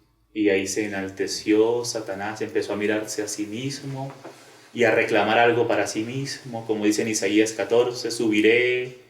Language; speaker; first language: Spanish; native; Spanish